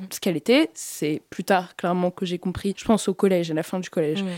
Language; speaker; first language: French; native; French